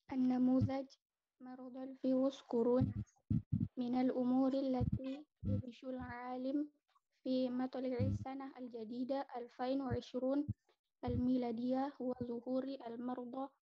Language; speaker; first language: Arabic; non-native, learner; Indonesian